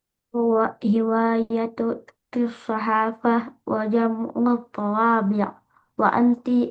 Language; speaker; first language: Arabic; non-native, learner; Indonesian